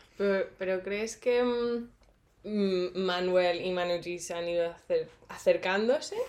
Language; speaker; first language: Spanish; non-native, fluent; English